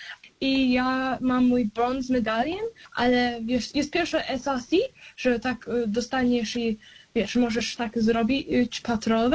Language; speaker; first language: Polish; early bilingual, heritage; Polish